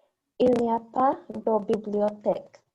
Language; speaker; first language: French; non-native, learner; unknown